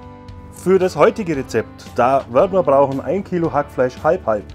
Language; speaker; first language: German; native; German